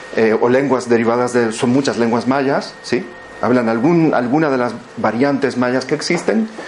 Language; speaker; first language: Spanish; native; Spanish